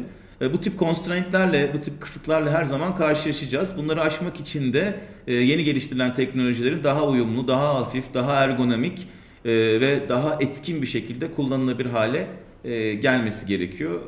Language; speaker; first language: Turkish; native; Turkish